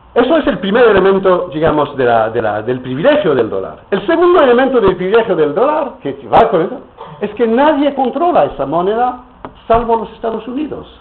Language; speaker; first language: Spanish; non-native, fluent; French